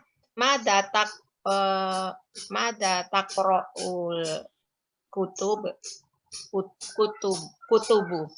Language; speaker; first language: Arabic; non-native, learner; Indonesian